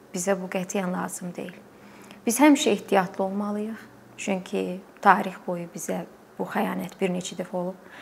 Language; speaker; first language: Azerbaijani; native; Azerbaijani